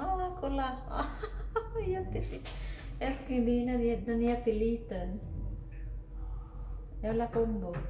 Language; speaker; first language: Swedish; non-native, learner; Filipino